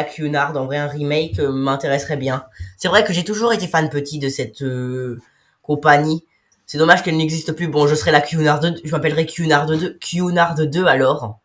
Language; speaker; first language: French; native; French